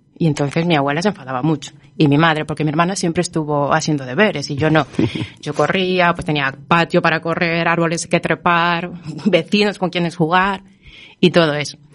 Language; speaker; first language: Spanish; native; Spanish